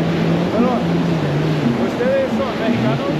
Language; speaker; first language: Spanish; non-native, fluent; English